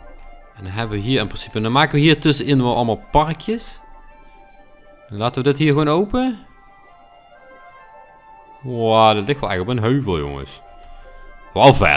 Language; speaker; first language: Dutch; native; Dutch